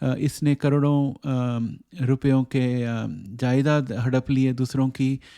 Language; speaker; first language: Hindi; native; Hindi